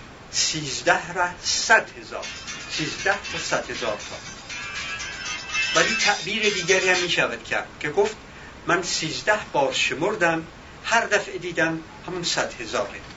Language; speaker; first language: Persian; native; Persian